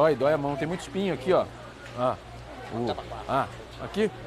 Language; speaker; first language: Portuguese; native; Portuguese